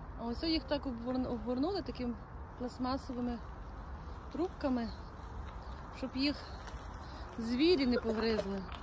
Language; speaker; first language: Ukrainian; non-native, local second language; Russian